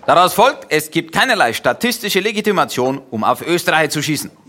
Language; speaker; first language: German; native; German